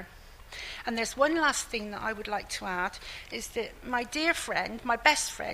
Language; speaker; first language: English; native; English